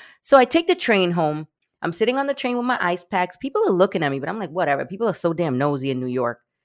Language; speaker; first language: English; early bilingual, other home language; Spanish